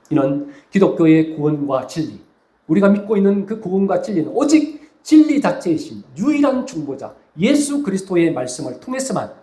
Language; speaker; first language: Korean; native; Korean